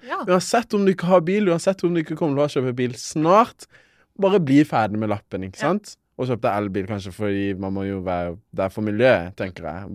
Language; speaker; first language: Norwegian; early bilingual, other home language; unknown